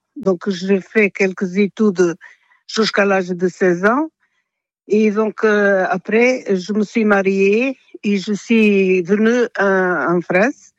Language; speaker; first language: French; non-native, fluent; Portuguese